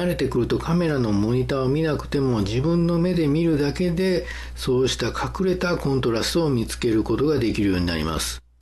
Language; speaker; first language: Japanese; native; Japanese